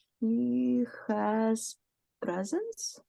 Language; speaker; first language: English; non-native, learner; Ukrainian